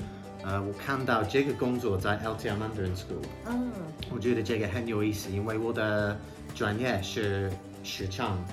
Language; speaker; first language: Chinese; non-native, learner; English